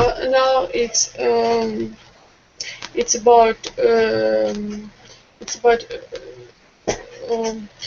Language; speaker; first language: English; non-native, learner; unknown